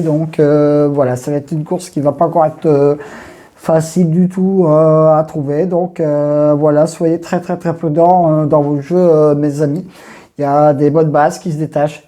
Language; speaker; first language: French; native; French